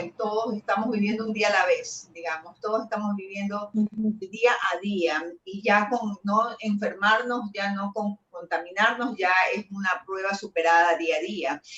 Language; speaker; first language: Spanish; native; Spanish